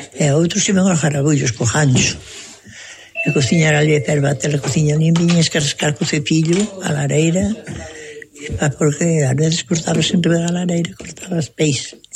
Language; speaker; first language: Galician; native; Galician